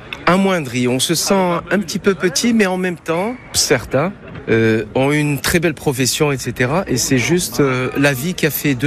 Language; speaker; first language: French; non-native, local second language; Arabic